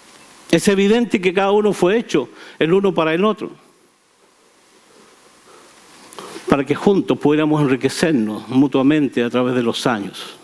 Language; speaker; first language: Spanish; native; Spanish